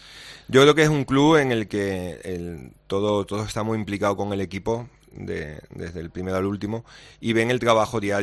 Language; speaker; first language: Spanish; native; Spanish